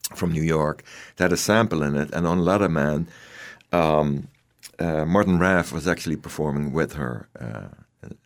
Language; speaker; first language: English; non-native, fluent; Dutch